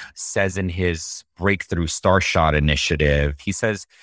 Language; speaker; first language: English; early bilingual, other home language; Russian